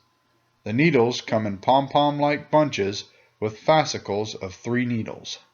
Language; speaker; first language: English; native; English